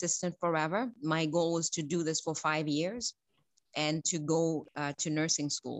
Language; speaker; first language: English; non-native, fluent; Haitian Creole